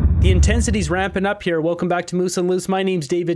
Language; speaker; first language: English; native; English